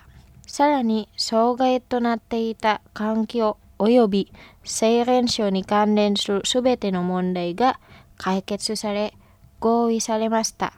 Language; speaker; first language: Japanese; non-native, fluent; Indonesian